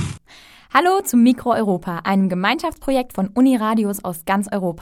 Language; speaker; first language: German; native; German